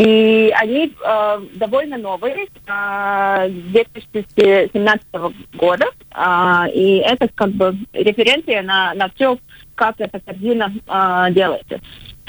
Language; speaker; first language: Russian; non-native, local second language; Latvian